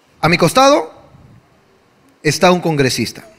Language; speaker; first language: Spanish; native; Spanish